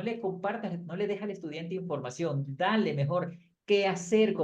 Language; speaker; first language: Spanish; native; Spanish